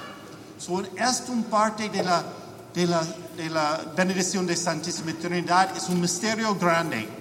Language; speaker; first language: Spanish; non-native, learner; English